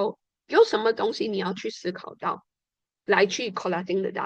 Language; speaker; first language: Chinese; native; Chinese